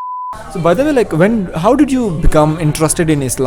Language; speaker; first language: English; non-native, local second language; Urdu